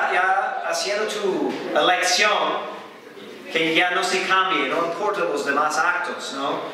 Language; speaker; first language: Spanish; non-native, fluent; English